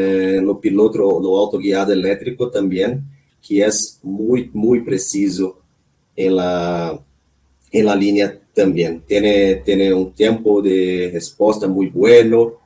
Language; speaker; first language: Spanish; non-native, learner; Portuguese